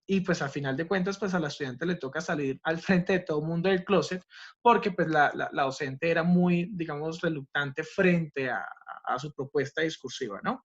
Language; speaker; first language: Spanish; native; Spanish